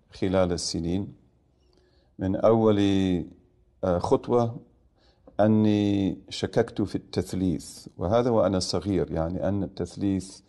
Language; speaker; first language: Arabic; non-native, fluent; English